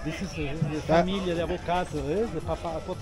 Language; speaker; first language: German; non-native, learner; Spanish